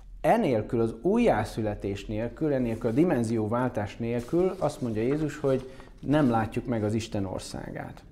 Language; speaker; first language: Hungarian; native; Hungarian